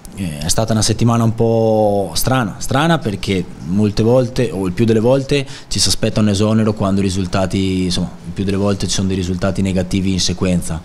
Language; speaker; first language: Italian; native; Italian